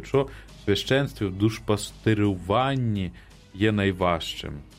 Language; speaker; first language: Ukrainian; native; Ukrainian